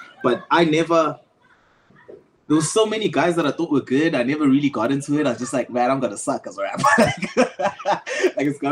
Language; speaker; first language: English; non-native, local second language; Zulu